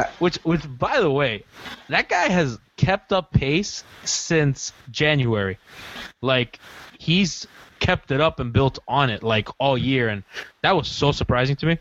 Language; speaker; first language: English; native; English